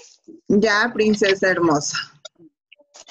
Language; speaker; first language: Spanish; native; Spanish